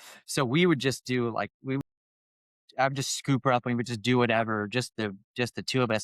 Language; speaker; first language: English; native; English